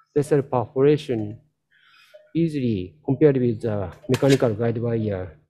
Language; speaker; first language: English; non-native, learner; Japanese